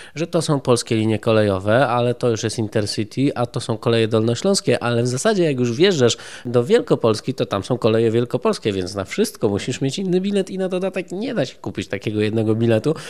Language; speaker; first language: Polish; native; Polish